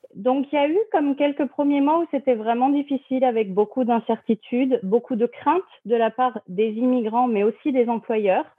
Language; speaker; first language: French; native; French